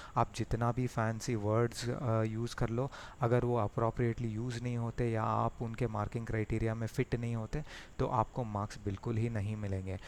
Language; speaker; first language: Hindi; native; Hindi